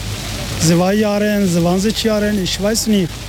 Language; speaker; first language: German; non-native, learner; Persian